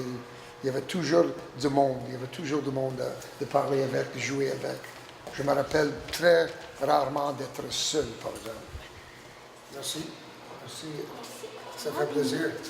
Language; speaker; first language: French; non-native, local second language; English